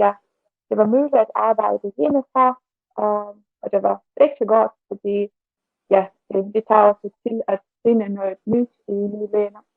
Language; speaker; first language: Danish; non-native, learner; Russian